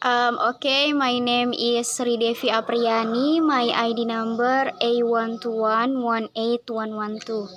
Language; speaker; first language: English; non-native, learner; Indonesian